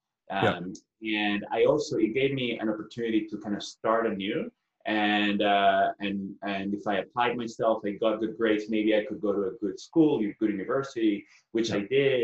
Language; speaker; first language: English; non-native, fluent; Spanish